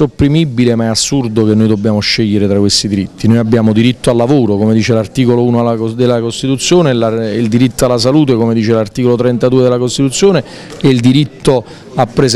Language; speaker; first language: Italian; native; Italian